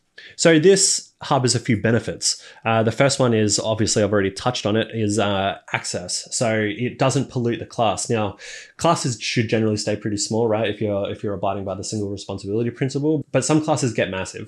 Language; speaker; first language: English; native; English